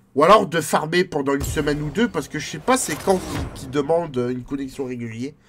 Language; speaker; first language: French; native; French